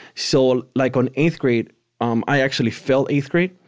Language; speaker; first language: English; early bilingual, other home language; Spanish